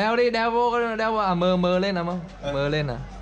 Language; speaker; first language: Vietnamese; native; Vietnamese